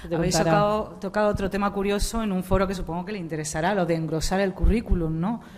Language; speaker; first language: Spanish; native; Spanish